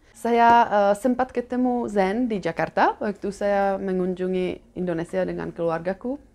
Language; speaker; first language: Indonesian; non-native, fluent; Czech